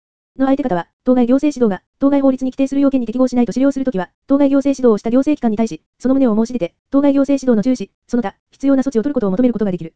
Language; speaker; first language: Japanese; native; Japanese